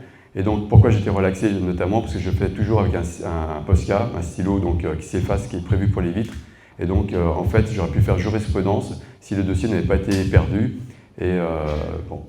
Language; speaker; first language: French; native; French